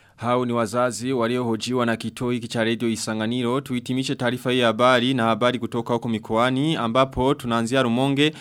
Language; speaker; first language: Swahili; non-native, local second language; Rundi